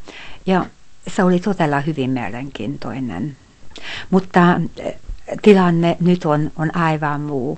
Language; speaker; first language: Finnish; non-native, fluent; Hungarian